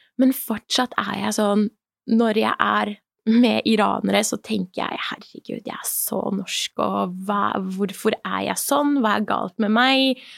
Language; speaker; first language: Norwegian; early bilingual, other home language; Persian